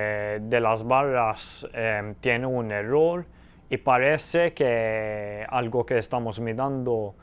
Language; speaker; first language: Spanish; early bilingual, heritage; Spanish